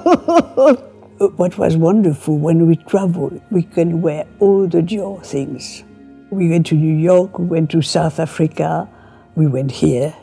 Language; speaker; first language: English; non-native, fluent; French